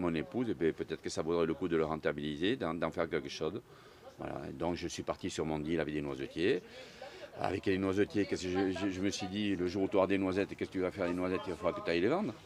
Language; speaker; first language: French; native; French